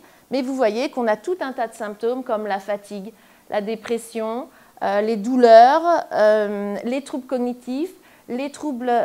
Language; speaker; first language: French; native; French